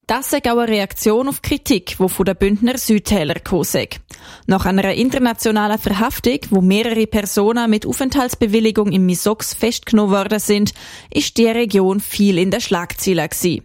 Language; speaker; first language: German; native; German